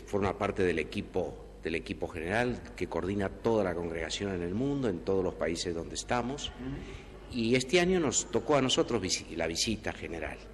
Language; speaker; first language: Spanish; native; Spanish